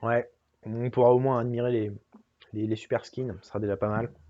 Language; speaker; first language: French; native; French